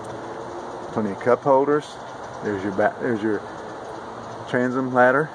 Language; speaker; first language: English; native; English